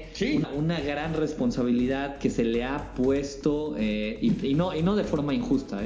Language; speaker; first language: Spanish; native; Spanish